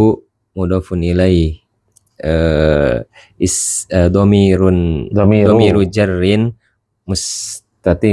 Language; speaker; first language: Arabic; non-native, learner; Indonesian